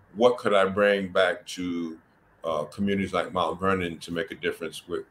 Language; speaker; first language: English; native; English